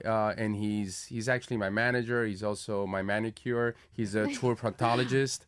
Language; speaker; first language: English; early bilingual, other home language; Spanish